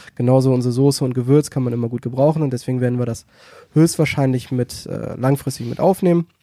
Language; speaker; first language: German; native; German